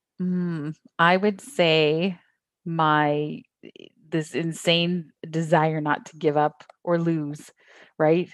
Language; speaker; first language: English; native; English